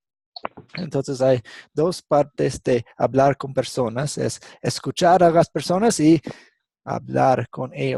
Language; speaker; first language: Spanish; non-native, fluent; English